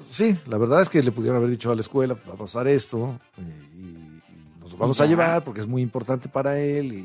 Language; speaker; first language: Spanish; native; Spanish